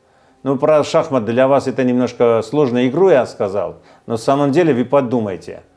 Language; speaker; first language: Russian; non-native, fluent; Armenian